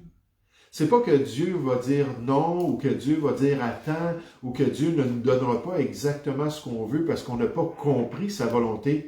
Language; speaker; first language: French; native; French